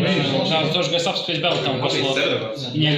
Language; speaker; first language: Bosnian; native; Bosnian